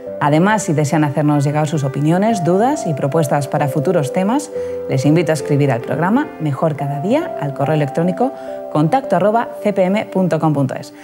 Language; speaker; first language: Spanish; native; Spanish